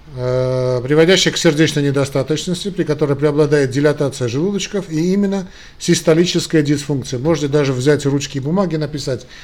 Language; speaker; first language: Russian; non-native, local second language; Armenian